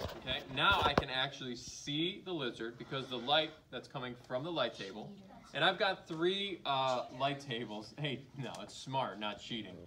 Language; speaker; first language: English; native; English